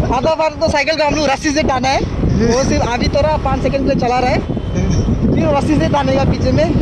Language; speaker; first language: Hindi; non-native, local second language; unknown